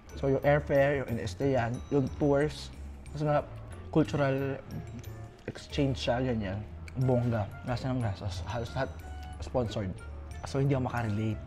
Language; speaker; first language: Filipino; native; Filipino